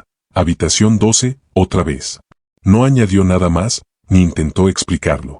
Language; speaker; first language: Spanish; native; Spanish